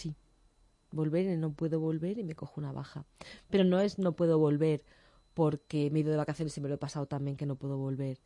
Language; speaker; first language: Spanish; native; Spanish